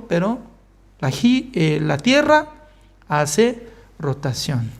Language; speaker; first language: Spanish; non-native, fluent; Korean